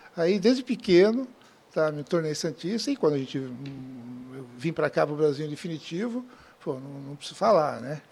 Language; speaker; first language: Portuguese; early bilingual, other home language; Spanish